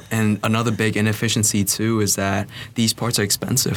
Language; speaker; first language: English; non-native, fluent; Vietnamese